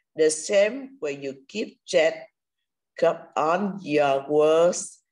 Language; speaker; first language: English; non-native, learner; Vietnamese